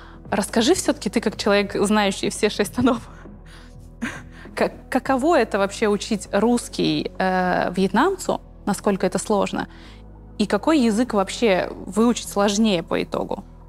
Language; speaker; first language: Russian; native; Russian